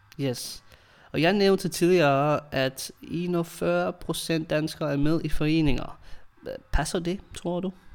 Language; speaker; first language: Danish; non-native, fluent; English